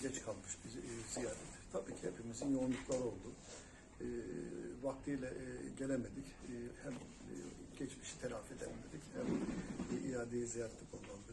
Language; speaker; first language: Turkish; native; Turkish